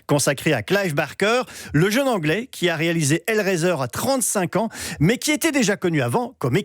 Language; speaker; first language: French; native; French